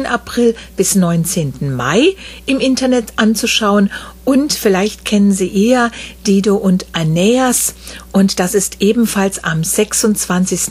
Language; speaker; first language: German; native; German